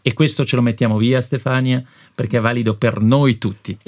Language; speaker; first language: Italian; native; Italian